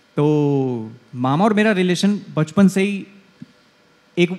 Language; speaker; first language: Hindi; native; Hindi